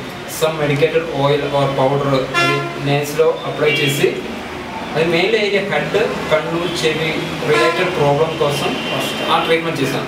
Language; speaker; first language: Telugu; non-native, learner; Malayalam